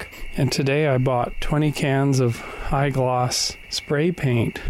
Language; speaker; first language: English; native; English